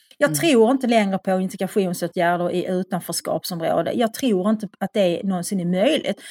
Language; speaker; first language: Swedish; native; Swedish